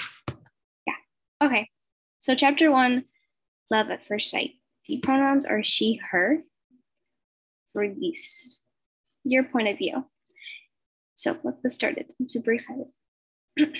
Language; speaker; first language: English; non-native, fluent; Spanish